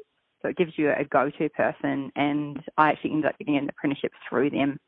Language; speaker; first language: English; native; English